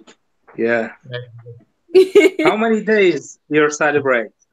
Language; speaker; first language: English; non-native, learner; Kurdish